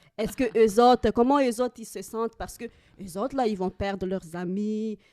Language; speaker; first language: French; non-native, local second language; Malagasy